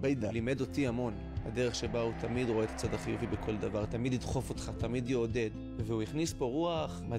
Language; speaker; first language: Hebrew; native; Hebrew